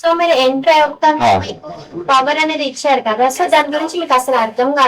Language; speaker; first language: Telugu; native; Telugu